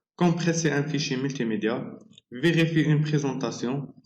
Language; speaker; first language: French; non-native, local second language; Arabic